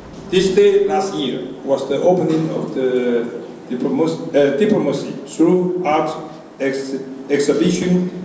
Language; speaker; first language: English; non-native, fluent; Chinese